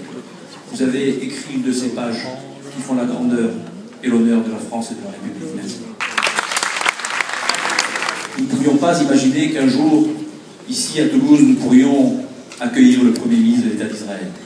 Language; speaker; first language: French; native; French